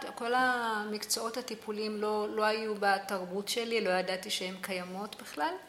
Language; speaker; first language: Hebrew; early bilingual, other home language; Amharic